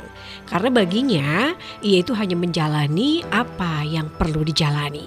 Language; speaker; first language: Indonesian; native; Indonesian